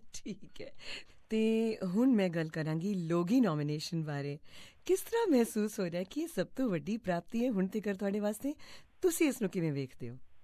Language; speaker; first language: Punjabi; native; Punjabi